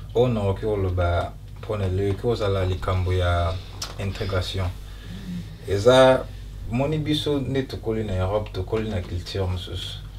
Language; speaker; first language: Lingala; early bilingual, heritage; Lingala